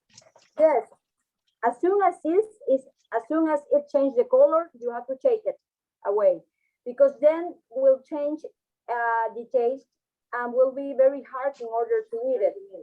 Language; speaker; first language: English; non-native, fluent; Spanish